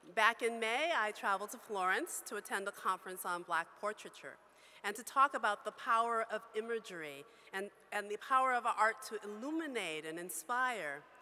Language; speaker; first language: English; native; English